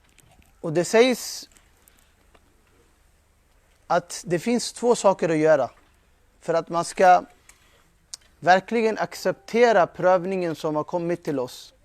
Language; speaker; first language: Swedish; non-native, fluent; Urdu